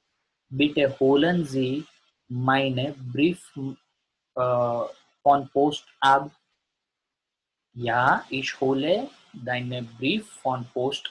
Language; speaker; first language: German; non-native, learner; Gujarati